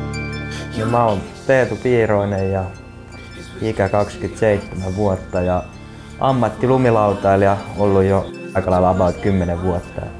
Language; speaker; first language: Finnish; native; Finnish